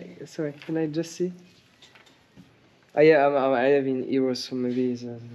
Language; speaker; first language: English; non-native, learner; French